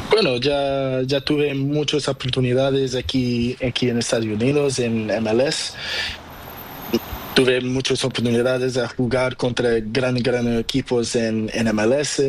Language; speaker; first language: Spanish; non-native, learner; Portuguese